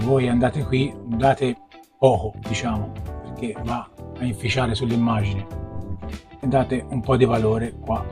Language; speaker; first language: Italian; native; Italian